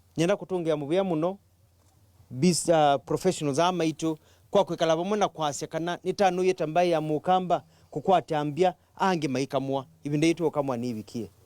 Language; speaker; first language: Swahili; non-native, local second language; Kamba